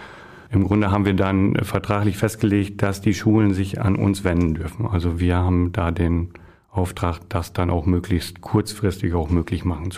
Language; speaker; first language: German; native; German